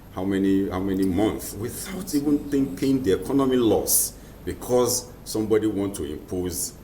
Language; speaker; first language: English; non-native, local second language; Yoruba